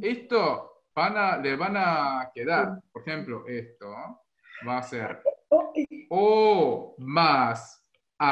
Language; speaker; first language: Spanish; non-native, fluent; Korean